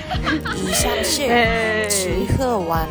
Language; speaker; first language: Chinese; non-native, learner; Korean